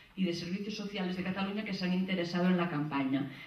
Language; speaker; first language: Spanish; non-native, local second language; Catalan